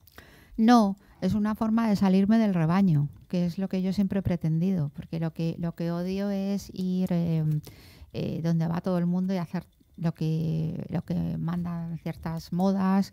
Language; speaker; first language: Spanish; native; Spanish